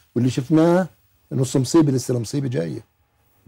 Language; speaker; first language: Arabic; native; Arabic